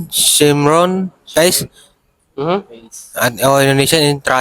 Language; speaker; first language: English; non-native, learner; Indonesian